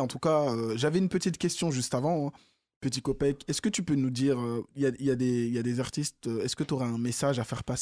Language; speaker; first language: French; native; French